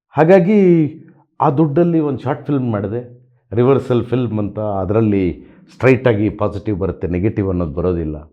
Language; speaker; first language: Kannada; native; Kannada